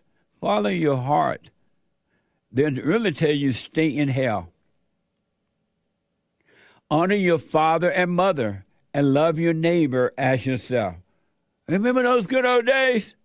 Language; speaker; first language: English; native; English